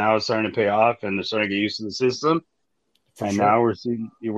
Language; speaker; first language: English; native; English